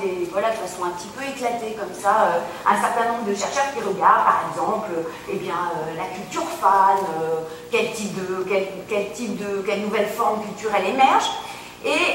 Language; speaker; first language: French; native; French